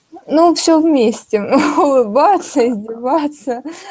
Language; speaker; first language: Russian; native; Russian